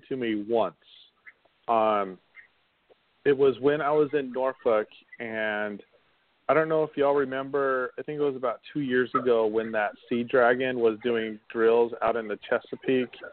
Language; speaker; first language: English; native; English